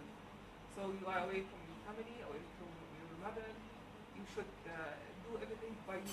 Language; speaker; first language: English; non-native, learner; Arabic